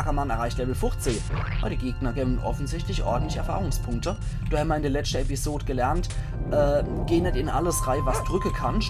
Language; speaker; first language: German; native; German